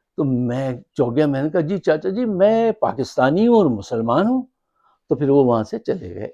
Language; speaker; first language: Urdu; native; Urdu